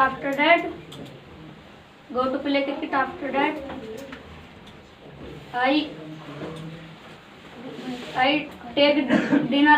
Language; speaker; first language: English; non-native, learner; Hindi